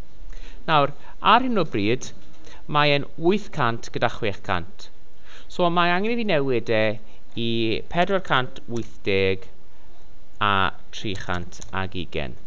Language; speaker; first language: Welsh; non-native, local second language; English